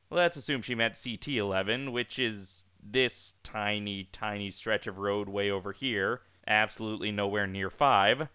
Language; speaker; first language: English; native; English